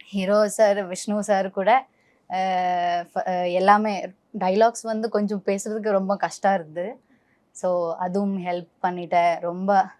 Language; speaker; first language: Tamil; non-native, learner; Malayalam